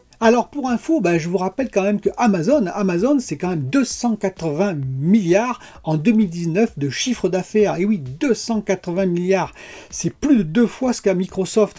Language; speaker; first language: French; native; French